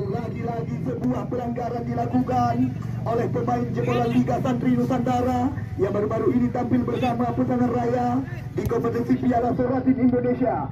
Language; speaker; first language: Indonesian; non-native, local second language; Achinese